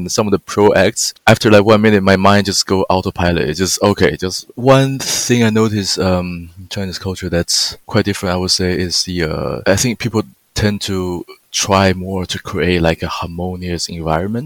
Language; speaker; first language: English; non-native, fluent; Chinese